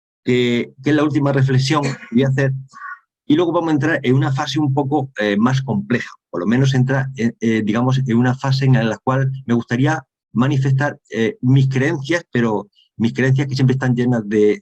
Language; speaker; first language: Spanish; native; Spanish